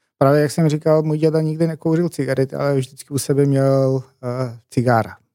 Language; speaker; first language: Czech; non-native, fluent; Macedonian